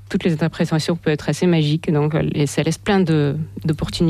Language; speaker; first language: French; non-native, fluent; Russian